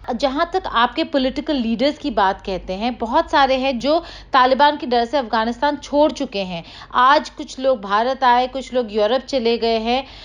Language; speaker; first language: Urdu; native; Urdu